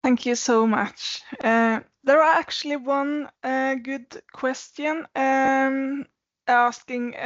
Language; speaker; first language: English; non-native, fluent; Norwegian